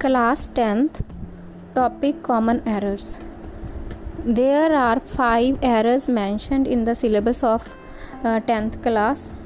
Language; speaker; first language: English; non-native, local second language; Punjabi